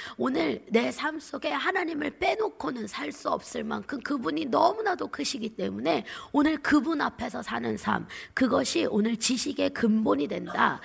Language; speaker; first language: Korean; native; Korean